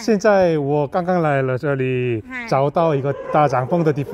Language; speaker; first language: Chinese; non-native, learner; Korean